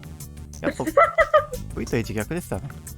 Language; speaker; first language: Japanese; native; Japanese